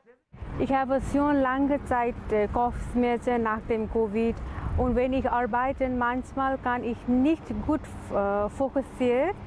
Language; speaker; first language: German; non-native, learner; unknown